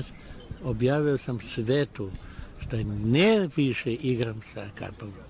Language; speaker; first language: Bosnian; non-native, learner; Russian